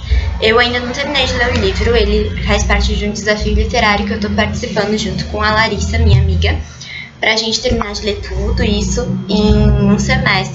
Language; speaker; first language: Portuguese; native; Portuguese